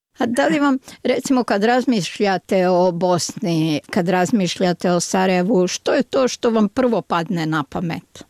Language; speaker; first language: Serbian; native; Serbian